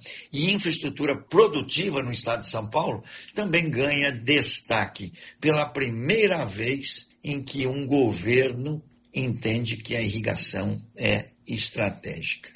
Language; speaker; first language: Portuguese; native; Portuguese